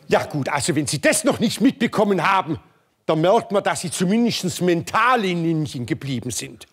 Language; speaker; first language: German; native; German